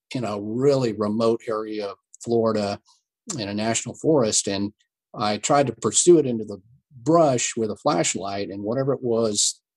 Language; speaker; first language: English; native; English